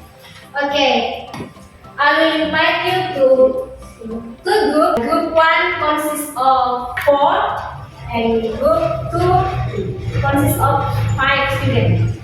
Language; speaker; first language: English; non-native, fluent; Indonesian